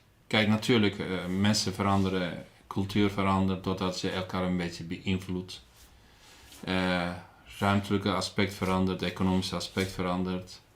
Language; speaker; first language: Dutch; non-native, fluent; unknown